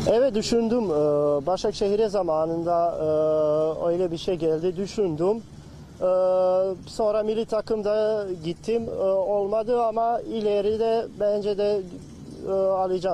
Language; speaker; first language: Turkish; non-native, learner; Bosnian